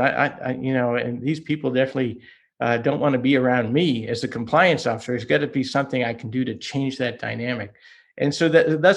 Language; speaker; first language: English; early bilingual, other home language; Hungarian